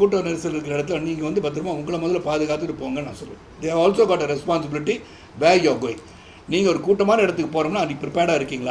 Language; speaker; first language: Tamil; native; Tamil